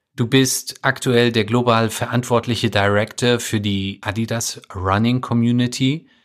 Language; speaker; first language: German; native; German